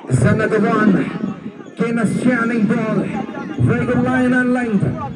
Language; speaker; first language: English; non-native, local second language; Malayalam